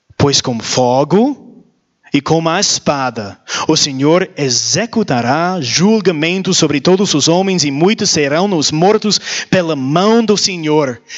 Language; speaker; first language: Portuguese; non-native, learner; English